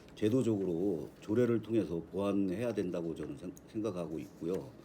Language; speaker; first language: Korean; native; Korean